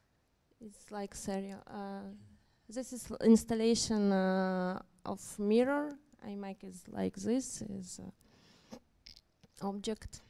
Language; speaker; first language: English; non-native, learner; Ukrainian